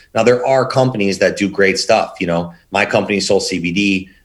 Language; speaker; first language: English; native; English